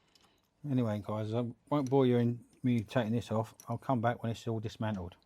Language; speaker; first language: English; native; English